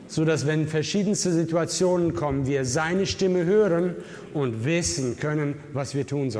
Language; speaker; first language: German; native; German